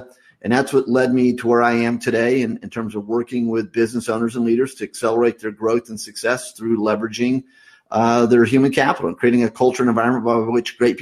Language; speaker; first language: English; native; English